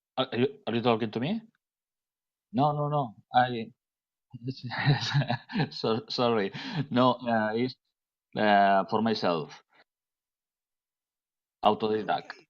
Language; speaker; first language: English; non-native, learner; Catalan